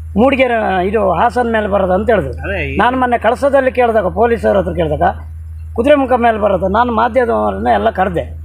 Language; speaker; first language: Kannada; non-native, local second language; Tulu